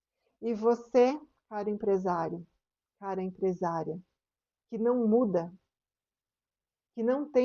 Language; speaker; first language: Portuguese; native; Portuguese